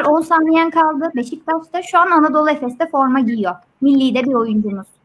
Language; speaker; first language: Turkish; native; Turkish